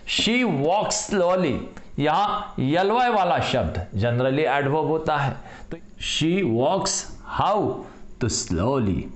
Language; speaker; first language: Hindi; non-native, local second language; Marathi